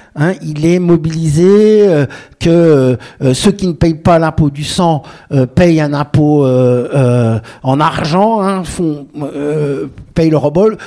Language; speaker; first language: French; native; French